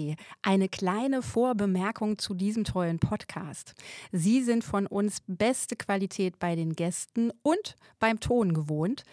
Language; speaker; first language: German; native; German